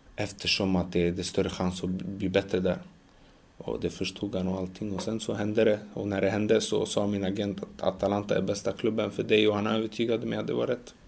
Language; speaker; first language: Swedish; early bilingual, other home language; Macedonian